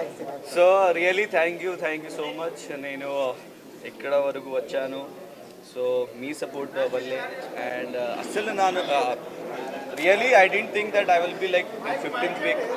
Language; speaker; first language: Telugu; non-native, learner; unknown